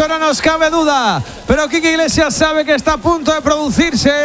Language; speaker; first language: Spanish; native; Spanish